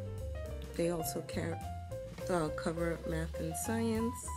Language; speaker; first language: English; native; English